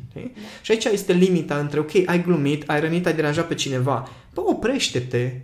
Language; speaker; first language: Romanian; non-native, local second language; Hungarian